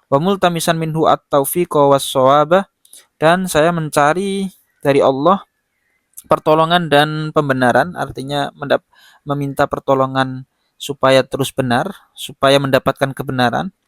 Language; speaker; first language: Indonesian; native; Indonesian